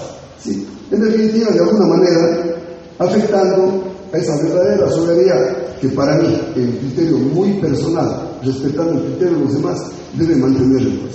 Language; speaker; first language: Spanish; native; Spanish